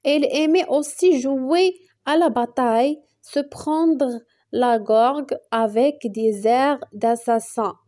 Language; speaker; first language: French; non-native, local second language; Arabic